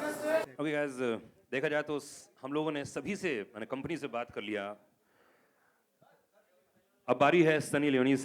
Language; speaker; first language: Hindi; native; Hindi